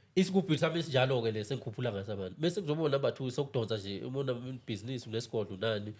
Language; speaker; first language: Zulu; native; Zulu